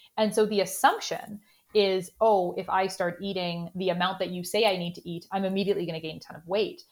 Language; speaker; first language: English; native; English